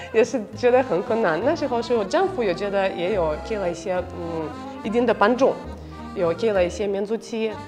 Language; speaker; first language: Chinese; non-native, fluent; Russian